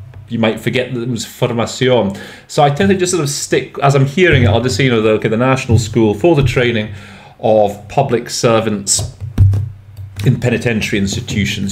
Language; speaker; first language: English; native; English